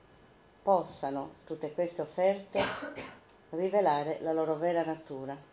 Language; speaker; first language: Italian; native; Italian